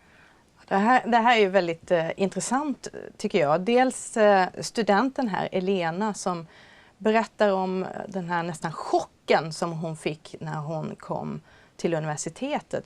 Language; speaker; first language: Swedish; native; Swedish